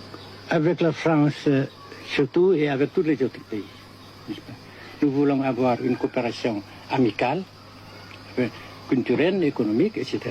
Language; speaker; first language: French; non-native, fluent; Vietnamese